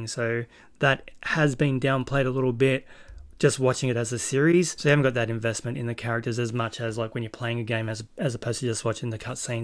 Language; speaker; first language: English; native; English